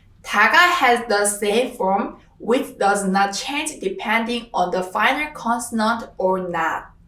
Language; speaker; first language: English; non-native, fluent; Korean